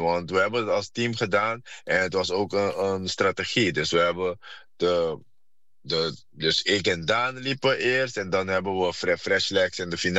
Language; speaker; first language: Dutch; non-native, fluent; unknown